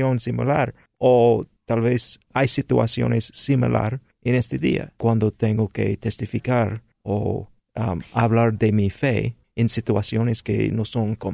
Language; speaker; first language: Spanish; non-native, fluent; English